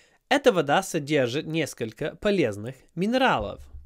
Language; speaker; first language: Russian; non-native, fluent; English